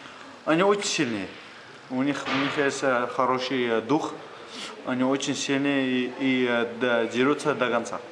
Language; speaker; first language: Russian; non-native, learner; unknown